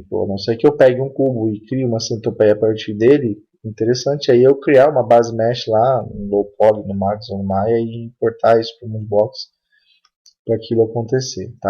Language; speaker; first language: Portuguese; native; Portuguese